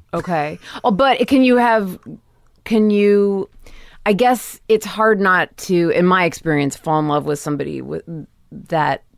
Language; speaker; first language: English; native; English